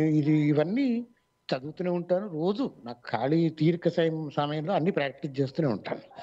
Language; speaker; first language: Telugu; native; Telugu